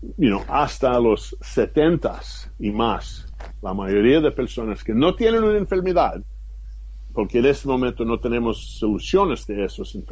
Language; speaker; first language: Spanish; non-native, fluent; English